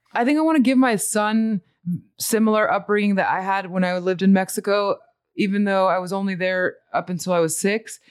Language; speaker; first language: English; early bilingual, other home language; Spanish